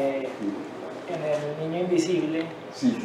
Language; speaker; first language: Spanish; native; Spanish